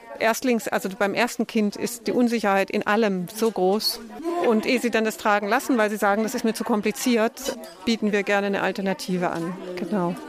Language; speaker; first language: German; native; German